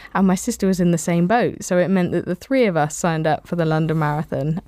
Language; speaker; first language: English; native; English